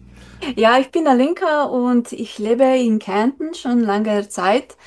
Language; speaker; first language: German; non-native, learner; Slovenian